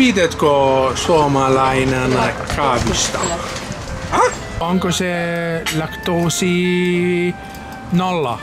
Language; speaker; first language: Finnish; non-native, learner; Italian